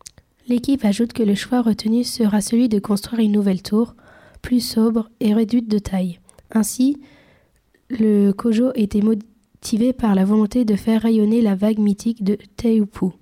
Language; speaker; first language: French; native; French